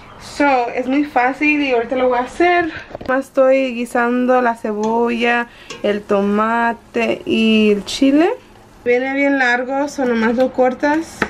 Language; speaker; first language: Spanish; early bilingual, heritage; Spanish